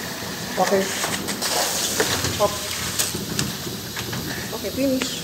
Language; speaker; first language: Korean; non-native, learner; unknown